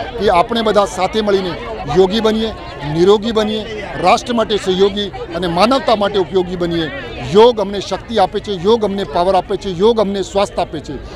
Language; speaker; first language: Gujarati; non-native, local second language; Hindi